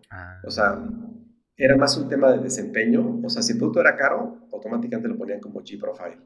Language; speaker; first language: Spanish; native; Spanish